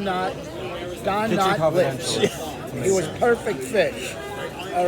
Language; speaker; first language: English; native; English